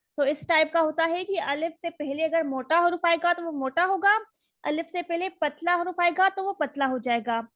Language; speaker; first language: Urdu; native; Urdu